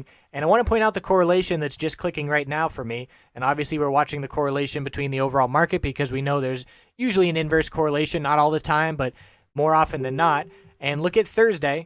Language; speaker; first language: English; native; English